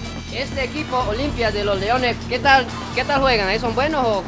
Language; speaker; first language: Spanish; non-native, fluent; Japanese